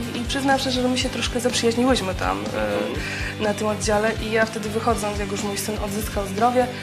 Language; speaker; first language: Polish; native; Polish